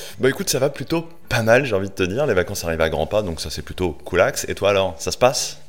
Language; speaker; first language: French; native; French